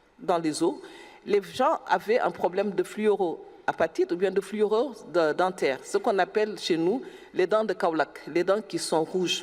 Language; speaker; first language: French; non-native, local second language; Wolof